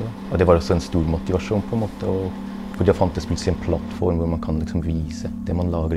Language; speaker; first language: Norwegian; non-native, fluent; German